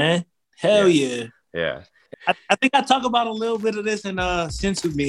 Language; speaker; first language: English; native; English